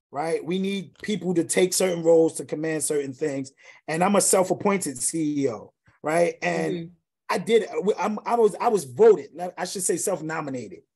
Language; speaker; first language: English; native; English